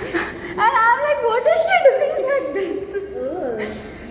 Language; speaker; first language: English; non-native, local second language; Hindi